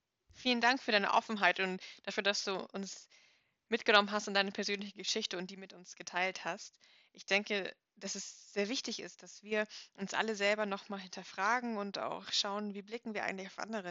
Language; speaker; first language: German; native; German